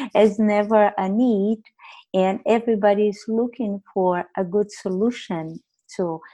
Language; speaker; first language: English; non-native, fluent; Portuguese